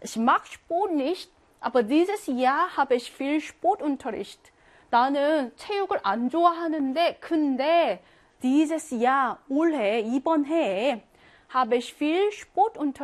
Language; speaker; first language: German; non-native, fluent; Korean